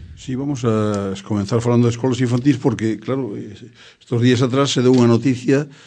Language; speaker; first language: Galician; native; Galician